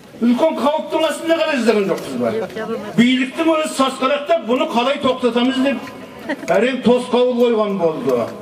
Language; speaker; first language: Kazakh; native; Kazakh